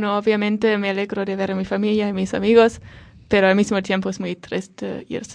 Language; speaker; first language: Spanish; non-native, fluent; German